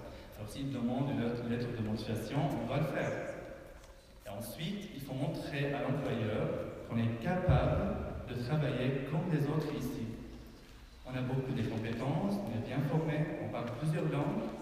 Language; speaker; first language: French; non-native, fluent; Arabic